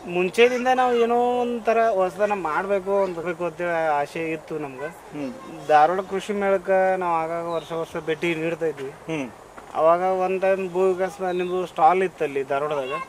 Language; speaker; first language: Kannada; native; Kannada